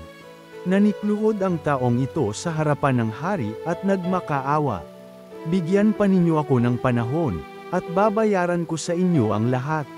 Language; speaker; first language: Filipino; native; Filipino